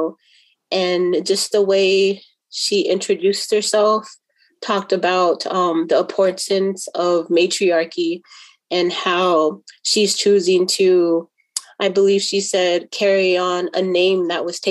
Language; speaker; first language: English; native; English